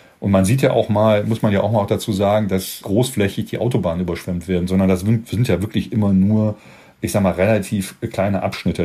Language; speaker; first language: German; native; German